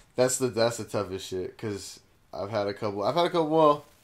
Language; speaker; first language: English; native; English